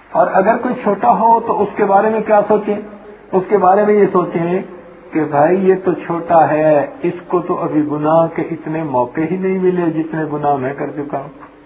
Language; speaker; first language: Urdu; non-native, local second language; Punjabi